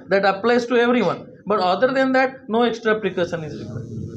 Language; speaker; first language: English; non-native, local second language; Telugu